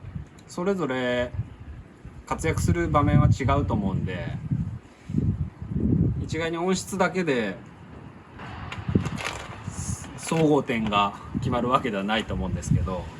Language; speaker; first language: Japanese; native; Japanese